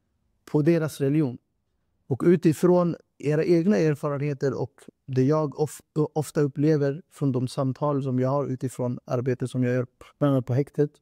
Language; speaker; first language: Swedish; non-native, fluent; Urdu